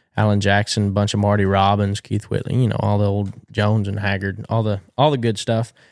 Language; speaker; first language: English; native; English